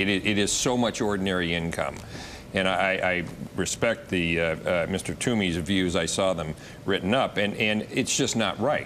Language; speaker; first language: English; native; English